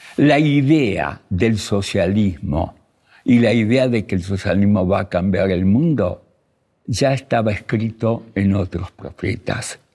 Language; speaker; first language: Spanish; early bilingual, other home language; Russian